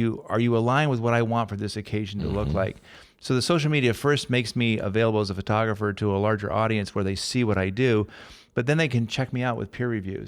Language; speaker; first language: English; native; English